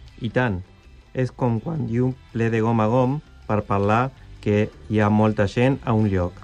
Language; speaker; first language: Catalan; non-native, learner; Spanish